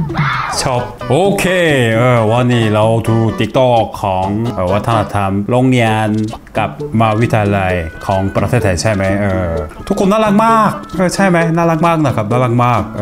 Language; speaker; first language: Thai; non-native, learner; Korean